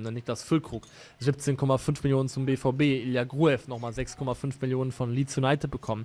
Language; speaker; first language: German; native; German